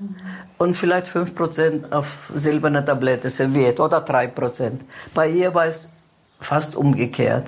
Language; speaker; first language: German; non-native, fluent; Greek